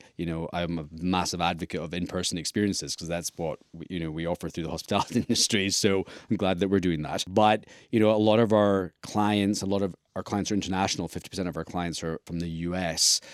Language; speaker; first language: English; native; English